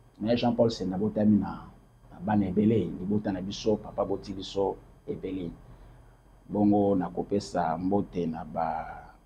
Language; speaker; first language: Lingala; native; Lingala